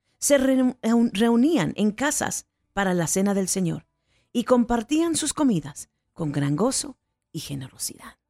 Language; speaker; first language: Spanish; early bilingual, heritage; Spanish